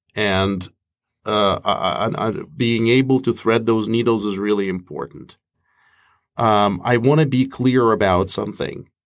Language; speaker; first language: English; non-native, fluent; Russian